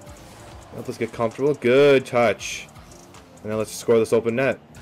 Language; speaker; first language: English; native; English